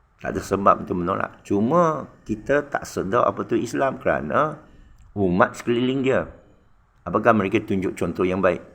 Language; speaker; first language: Malay; non-native, local second language; Chinese